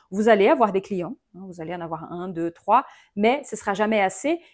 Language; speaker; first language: French; non-native, fluent; Portuguese